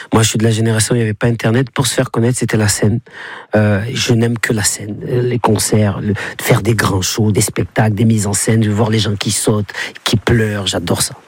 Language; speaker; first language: French; native; French